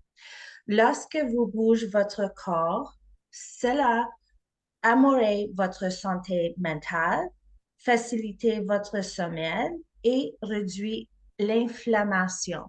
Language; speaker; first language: French; non-native, learner; English